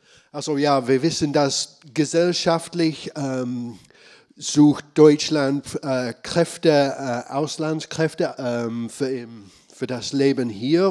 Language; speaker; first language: German; non-native, fluent; English